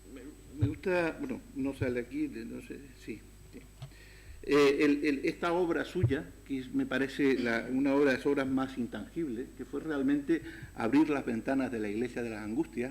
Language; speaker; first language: Spanish; native; Spanish